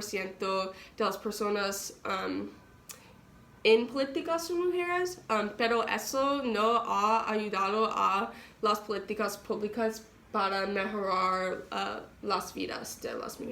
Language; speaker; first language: Spanish; non-native, learner; English